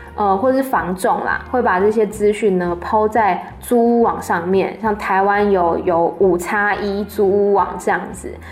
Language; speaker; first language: Chinese; native; Chinese